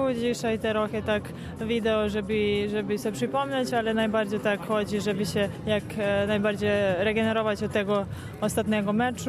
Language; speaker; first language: Polish; non-native, fluent; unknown